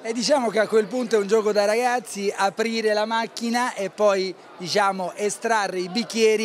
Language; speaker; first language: Italian; native; Italian